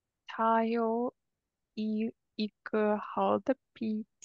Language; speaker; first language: Chinese; non-native, learner; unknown